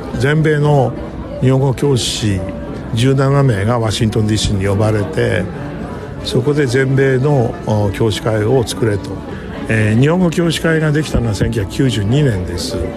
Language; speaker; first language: Japanese; native; Japanese